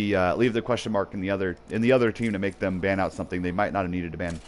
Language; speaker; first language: English; native; English